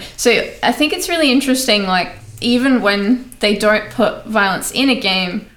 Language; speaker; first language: English; native; English